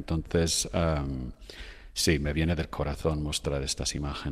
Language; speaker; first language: Spanish; non-native, fluent; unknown